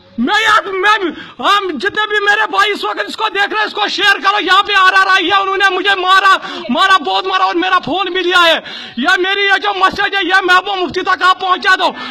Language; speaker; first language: Hindi; non-native, local second language; Kashmiri